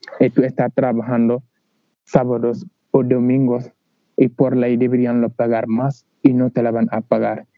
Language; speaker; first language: Spanish; non-native, learner; Wolof